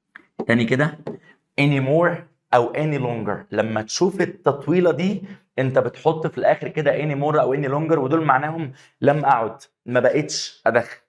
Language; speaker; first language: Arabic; native; Arabic